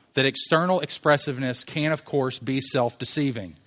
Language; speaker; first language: English; native; English